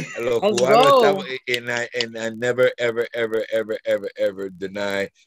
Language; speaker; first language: English; native; English